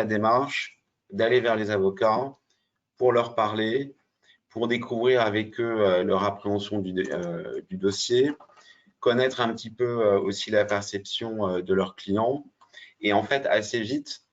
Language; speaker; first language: French; native; French